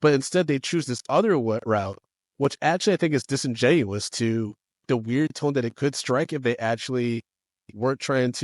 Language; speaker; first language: English; native; English